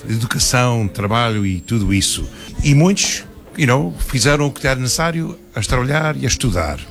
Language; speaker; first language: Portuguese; early bilingual, heritage; Portuguese